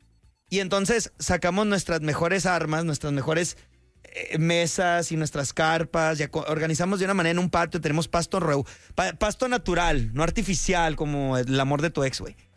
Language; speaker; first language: Spanish; native; Spanish